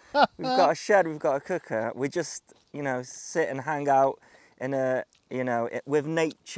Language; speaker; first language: English; native; English